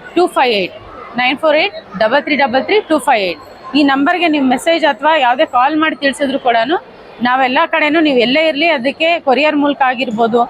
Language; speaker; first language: Kannada; native; Kannada